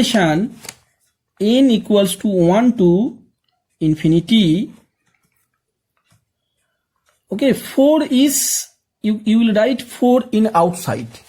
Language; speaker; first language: English; non-native, local second language; Bangla